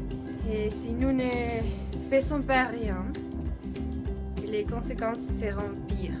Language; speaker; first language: French; non-native, learner; Spanish